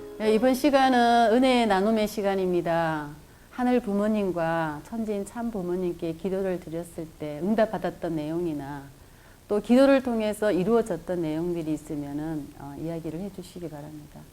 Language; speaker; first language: Korean; native; Korean